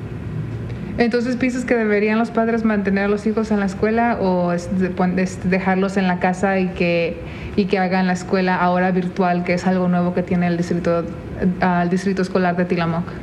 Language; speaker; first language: Spanish; early bilingual, other home language; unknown